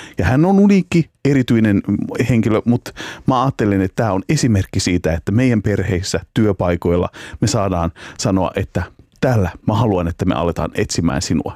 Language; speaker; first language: Finnish; native; Finnish